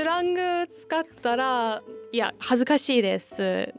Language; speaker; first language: Japanese; non-native, fluent; English